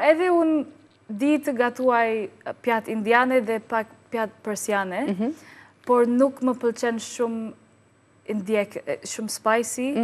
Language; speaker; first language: Albanian; non-native, learner; English